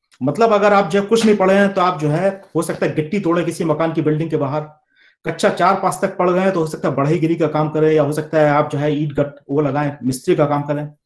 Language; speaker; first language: Hindi; native; Hindi